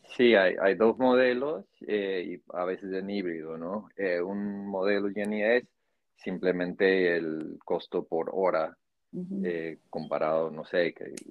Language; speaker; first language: Spanish; non-native, fluent; English